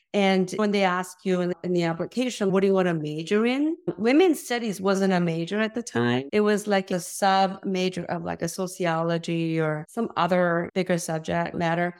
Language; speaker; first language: English; early bilingual, other home language; Korean